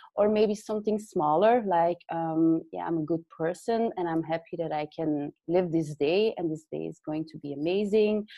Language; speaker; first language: English; non-native, fluent; Dutch